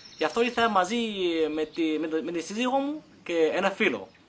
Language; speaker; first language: Greek; non-native, learner; Chinese